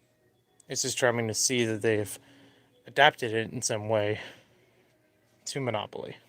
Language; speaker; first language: English; native; English